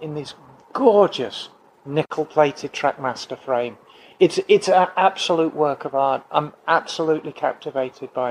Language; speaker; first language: English; native; English